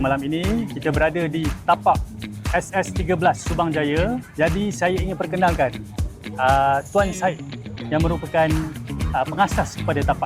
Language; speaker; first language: Malay; native; Malay